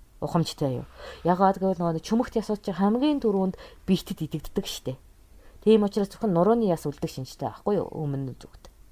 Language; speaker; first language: Mongolian; native; Mongolian